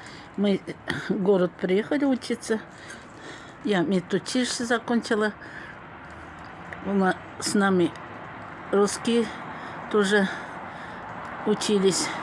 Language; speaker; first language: Russian; non-native, local second language; Tatar